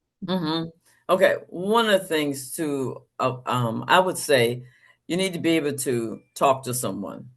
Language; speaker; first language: English; native; English